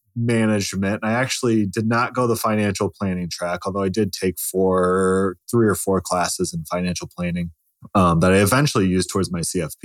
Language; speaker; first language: English; native; English